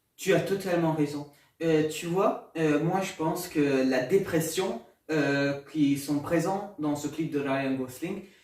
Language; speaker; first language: French; non-native, learner; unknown